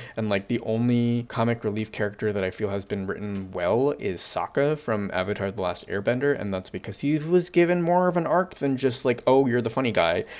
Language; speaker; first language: English; early bilingual, other home language; Chinese